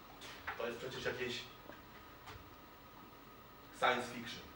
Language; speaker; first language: Polish; non-native, fluent; Kurdish